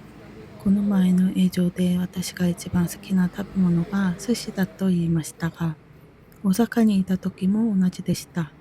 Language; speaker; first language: Japanese; non-native, fluent; Korean